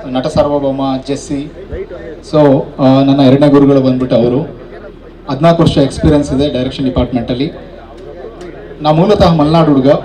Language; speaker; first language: Kannada; native; Kannada